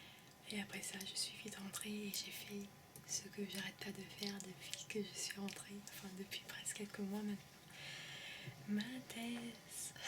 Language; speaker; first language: French; early bilingual, heritage; French